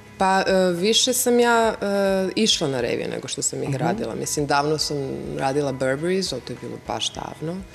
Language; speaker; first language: Serbian; early bilingual, heritage; English